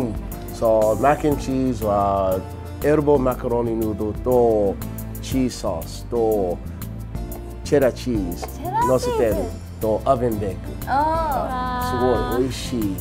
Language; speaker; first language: Japanese; non-native, learner; English